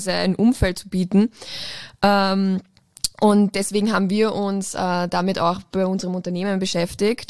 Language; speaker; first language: German; native; German